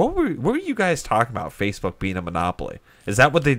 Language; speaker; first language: English; native; English